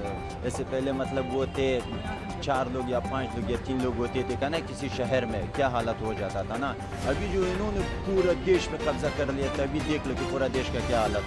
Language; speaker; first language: Hindi; non-native, fluent; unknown